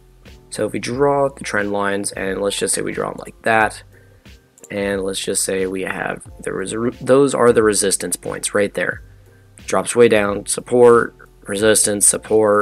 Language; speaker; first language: English; native; English